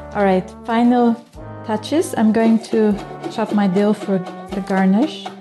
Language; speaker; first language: English; non-native, fluent; Bulgarian